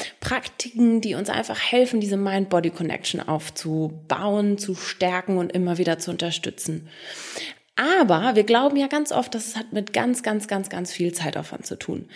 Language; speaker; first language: German; native; German